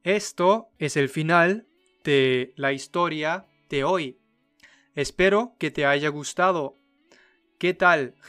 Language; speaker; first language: Spanish; non-native, fluent; German